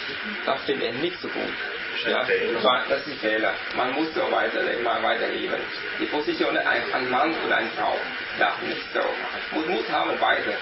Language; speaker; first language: German; non-native, learner; Vietnamese